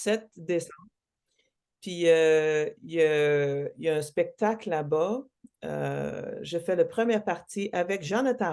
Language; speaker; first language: French; non-native, local second language; English